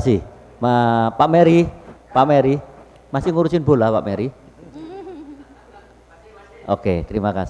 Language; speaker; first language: Indonesian; native; Indonesian